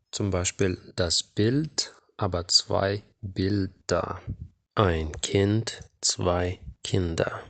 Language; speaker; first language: German; non-native, fluent; Ukrainian